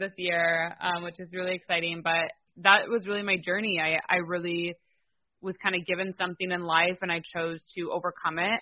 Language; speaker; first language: English; native; English